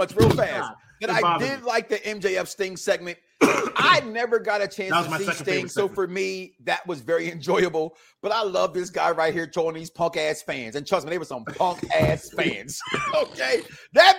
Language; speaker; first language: English; native; English